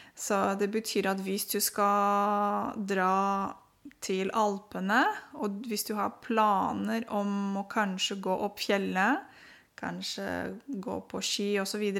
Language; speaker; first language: Norwegian; non-native, fluent; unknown